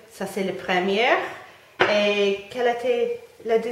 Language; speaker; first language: French; non-native, fluent; English